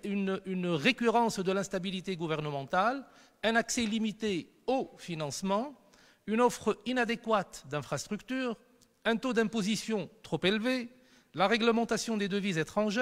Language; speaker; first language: French; non-native, local second language; Arabic